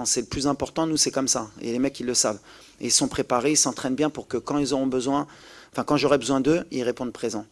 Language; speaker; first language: French; native; French